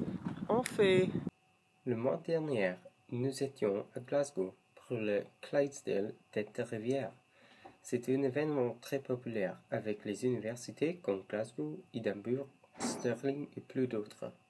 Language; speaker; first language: French; non-native, learner; English